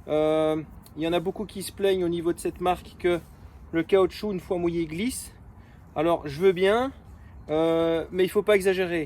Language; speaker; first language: French; native; French